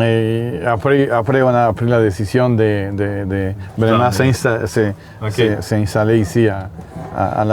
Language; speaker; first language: French; non-native, fluent; Spanish